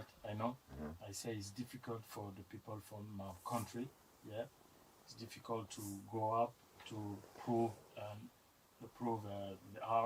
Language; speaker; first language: English; non-native, learner; French